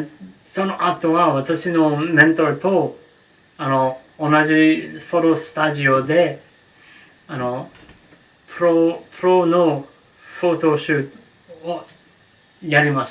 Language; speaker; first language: Japanese; non-native, learner; English